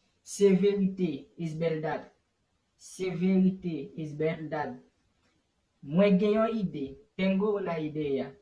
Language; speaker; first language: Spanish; non-native, fluent; Haitian Creole